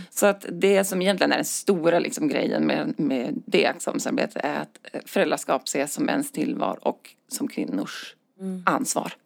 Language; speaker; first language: Swedish; native; Swedish